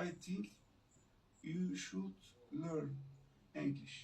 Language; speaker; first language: English; non-native, learner; Turkish